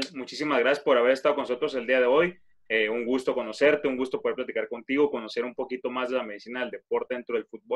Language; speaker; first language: Spanish; native; Spanish